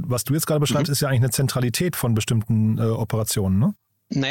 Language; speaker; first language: German; native; German